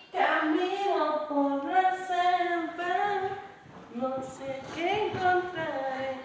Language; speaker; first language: Spanish; early bilingual, heritage; English